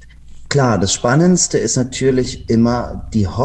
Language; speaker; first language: German; native; German